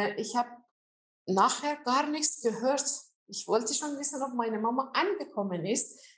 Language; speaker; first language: German; non-native, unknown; Azerbaijani